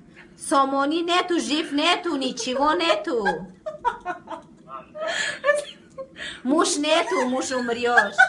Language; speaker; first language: Russian; non-native, learner; Tajik